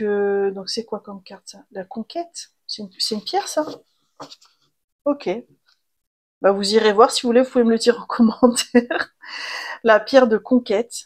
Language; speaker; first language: French; native; French